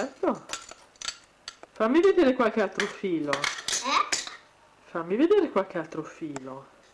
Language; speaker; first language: Italian; native; Italian